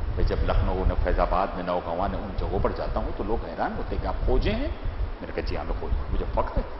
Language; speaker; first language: Urdu; non-native, local second language; Gujarati